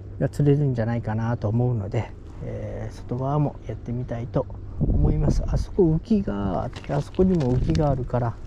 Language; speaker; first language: Japanese; native; Japanese